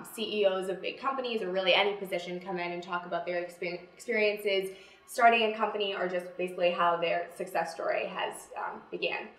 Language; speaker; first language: English; native; English